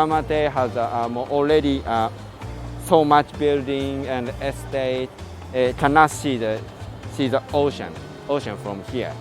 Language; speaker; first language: English; non-native, learner; Japanese